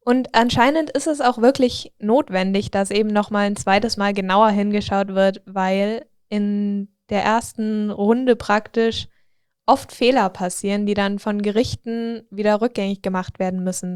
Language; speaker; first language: German; native; German